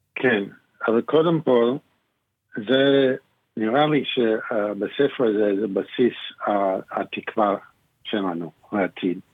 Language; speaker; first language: Hebrew; non-native, fluent; English